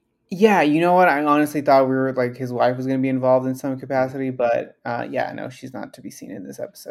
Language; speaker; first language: English; early bilingual, other home language; Spanish